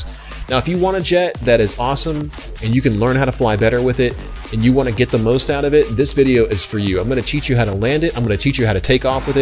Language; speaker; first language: English; native; English